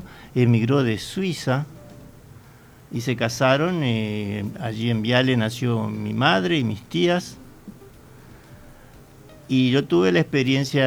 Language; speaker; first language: Spanish; native; Spanish